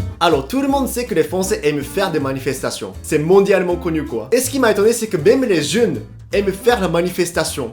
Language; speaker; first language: French; non-native, fluent; Japanese